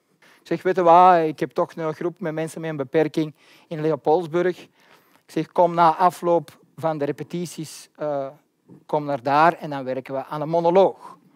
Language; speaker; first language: Dutch; native; Dutch